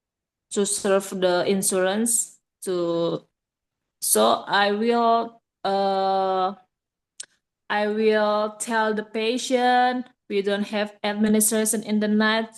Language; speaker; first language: English; non-native, learner; Indonesian